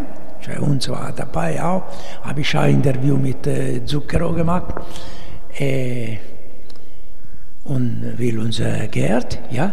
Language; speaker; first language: German; non-native, learner; Italian